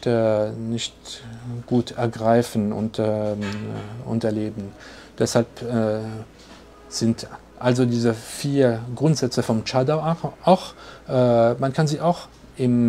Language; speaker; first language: German; non-native, fluent; French